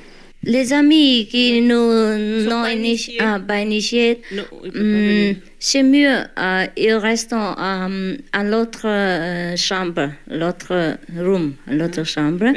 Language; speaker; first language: French; non-native, learner; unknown